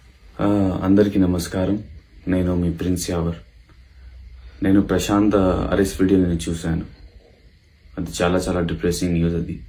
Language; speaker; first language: Telugu; non-native, local second language; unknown